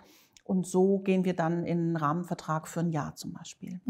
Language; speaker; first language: German; native; German